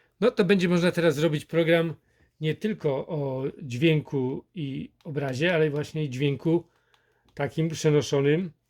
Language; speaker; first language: Polish; native; Polish